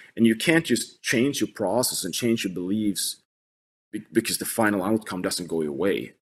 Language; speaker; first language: English; non-native, fluent; Swedish